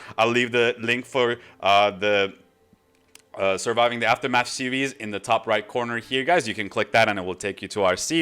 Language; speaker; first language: English; non-native, fluent; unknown